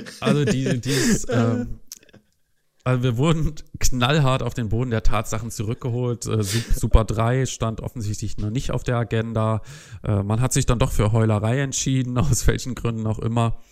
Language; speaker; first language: German; native; German